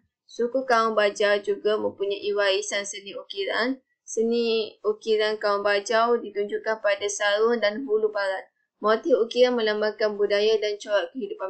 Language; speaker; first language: Malay; native; Malay